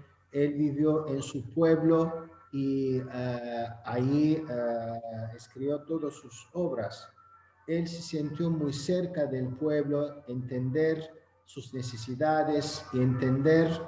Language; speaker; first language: Spanish; non-native, learner; Azerbaijani